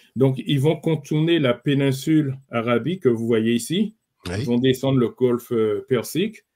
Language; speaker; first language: French; native; French